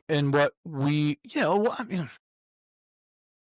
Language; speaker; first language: English; native; English